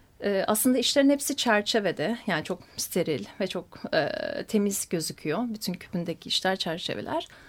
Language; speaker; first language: Turkish; native; Turkish